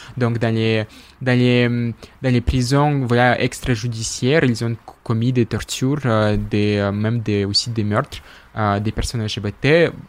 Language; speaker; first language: French; non-native, fluent; Russian